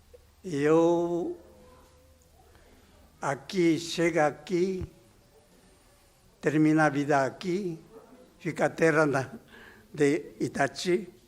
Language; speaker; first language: Portuguese; non-native, learner; Japanese